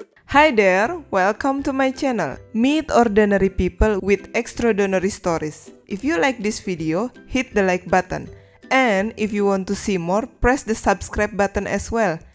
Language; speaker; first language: English; non-native, learner; Indonesian